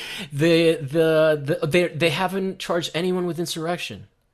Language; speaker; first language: English; early bilingual, other home language; Spanish